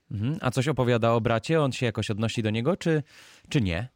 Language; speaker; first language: Polish; native; Polish